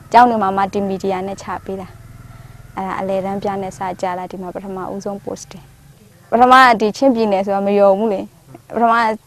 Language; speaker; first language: Burmese; native; Burmese